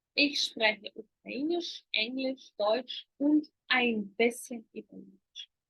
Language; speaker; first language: German; non-native, fluent; Ukrainian